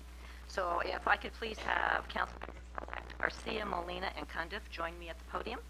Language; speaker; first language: English; native; English